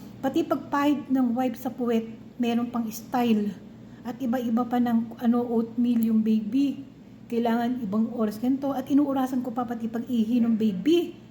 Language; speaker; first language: Filipino; non-native, local second language; Cebuano